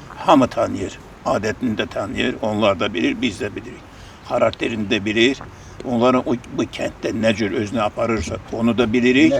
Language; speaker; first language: Azerbaijani; non-native, local second language; Lezghian